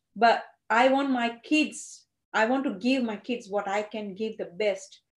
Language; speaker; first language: English; non-native, local second language; Gujarati